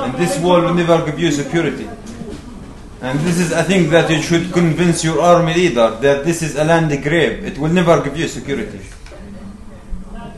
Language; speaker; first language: English; non-native, fluent; Arabic